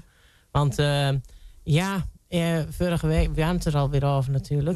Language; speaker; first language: Dutch; native; Dutch